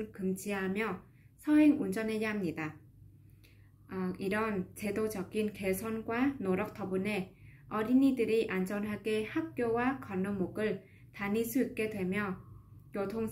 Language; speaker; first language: Korean; non-native, fluent; Vietnamese